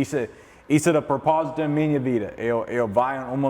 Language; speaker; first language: Portuguese; non-native, learner; English